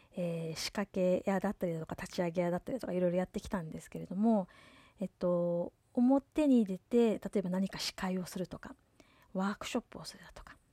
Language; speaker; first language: Japanese; native; Japanese